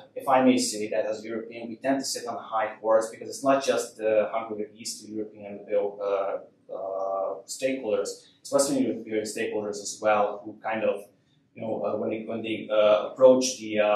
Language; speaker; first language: English; non-native, fluent; Hungarian